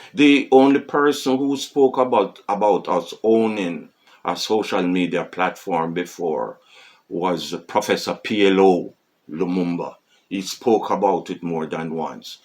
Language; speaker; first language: English; non-native, fluent; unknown